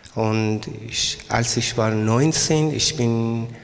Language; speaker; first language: German; non-native, learner; Persian